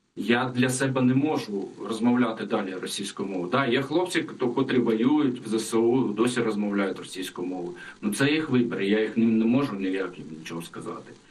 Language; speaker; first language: Ukrainian; non-native, local second language; Russian